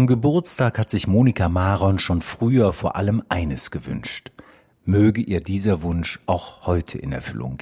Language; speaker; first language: German; native; German